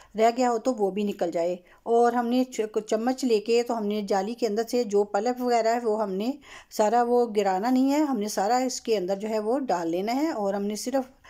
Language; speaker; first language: Urdu; native; Urdu